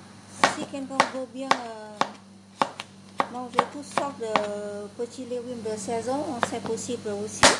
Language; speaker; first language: French; non-native, fluent; Vietnamese